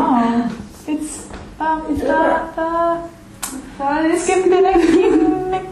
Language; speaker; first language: Icelandic; non-native, learner; English